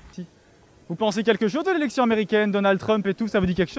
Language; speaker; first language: French; native; French